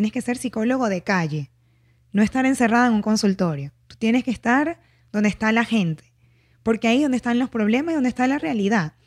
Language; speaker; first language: Spanish; native; Spanish